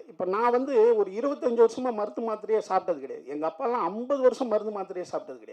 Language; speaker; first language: Tamil; native; Tamil